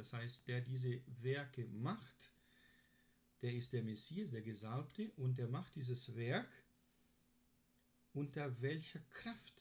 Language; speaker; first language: German; non-native, fluent; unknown